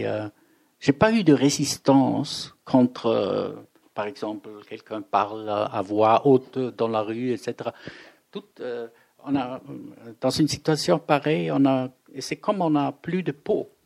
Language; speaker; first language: French; non-native, fluent; German